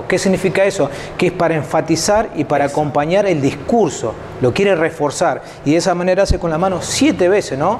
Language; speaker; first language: Spanish; native; Spanish